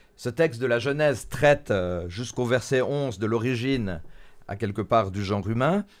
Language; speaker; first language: French; native; French